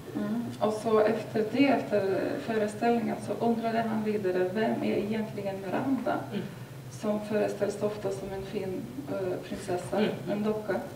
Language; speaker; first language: Swedish; non-native, fluent; Lithuanian